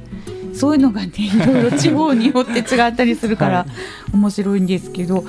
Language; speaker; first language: Japanese; native; Japanese